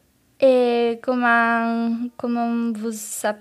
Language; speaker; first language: French; non-native, learner; Spanish